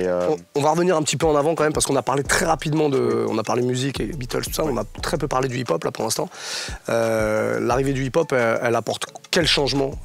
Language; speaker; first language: French; native; French